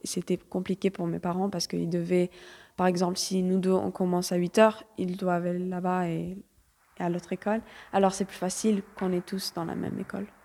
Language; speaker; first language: French; early bilingual, heritage; French